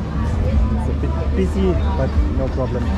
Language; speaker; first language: English; non-native, fluent; German